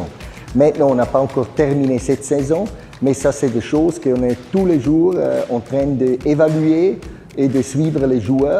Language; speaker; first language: French; non-native, fluent; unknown